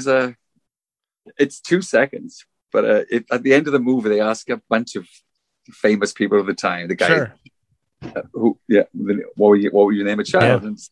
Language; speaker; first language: English; native; English